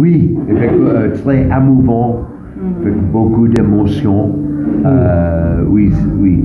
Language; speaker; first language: French; non-native, learner; English